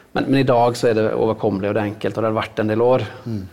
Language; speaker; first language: Norwegian; native; Norwegian